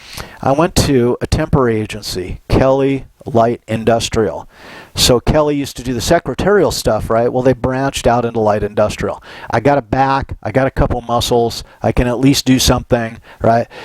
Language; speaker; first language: English; native; English